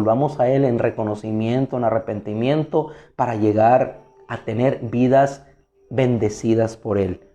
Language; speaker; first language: Spanish; native; Spanish